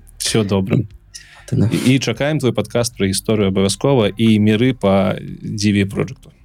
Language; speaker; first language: Belarusian; non-native, local second language; Russian